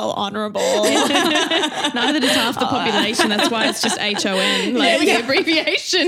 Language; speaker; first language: English; native; English